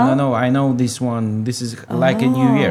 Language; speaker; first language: English; non-native, learner; Russian